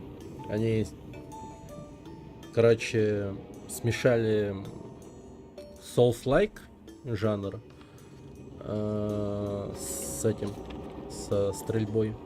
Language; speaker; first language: Russian; native; Russian